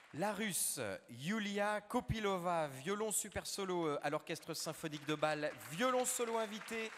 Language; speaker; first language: French; native; French